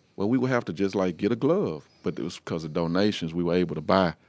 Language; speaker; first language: English; native; English